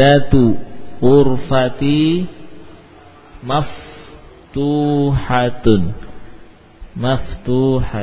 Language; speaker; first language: Arabic; non-native, fluent; Indonesian